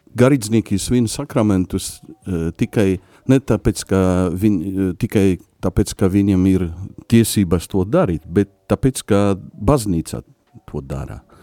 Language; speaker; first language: Latvian; non-native, fluent; Polish